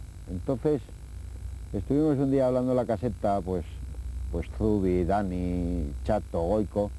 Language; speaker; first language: Spanish; native; Spanish